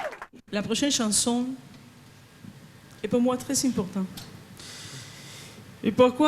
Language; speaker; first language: French; non-native, fluent; Spanish